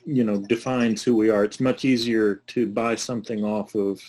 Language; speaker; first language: English; native; English